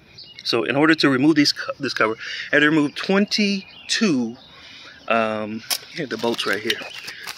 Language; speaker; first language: English; native; English